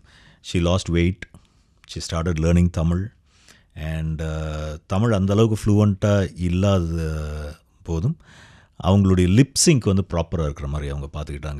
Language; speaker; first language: Tamil; native; Tamil